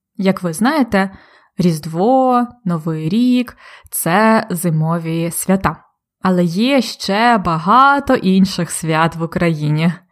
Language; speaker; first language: Ukrainian; native; Ukrainian